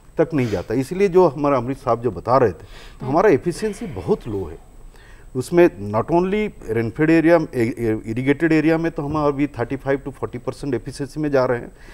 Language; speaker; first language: Hindi; non-native, local second language; Odia